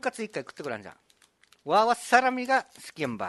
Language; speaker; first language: Japanese; native; Japanese